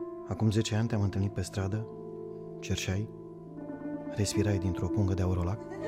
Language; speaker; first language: Romanian; native; Romanian